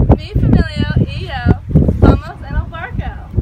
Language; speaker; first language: Spanish; non-native, learner; English